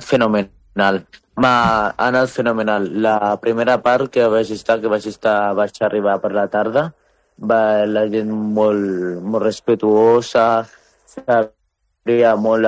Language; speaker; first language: Catalan; non-native, fluent; Arabic